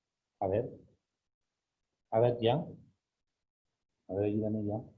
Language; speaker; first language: Spanish; native; Spanish